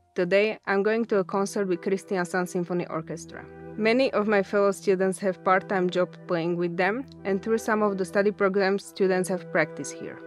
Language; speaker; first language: English; non-native, fluent; Slovak